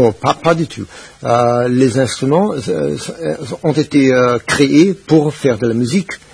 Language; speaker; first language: French; non-native, fluent; Spanish